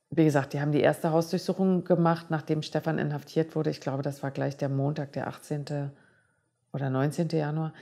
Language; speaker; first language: German; native; German